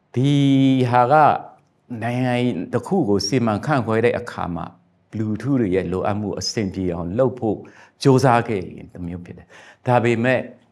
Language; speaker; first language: Burmese; non-native, local second language; Shan